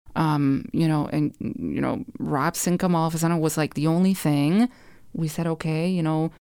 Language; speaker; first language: English; non-native, fluent; Spanish